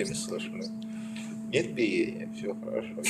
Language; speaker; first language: Russian; native; Russian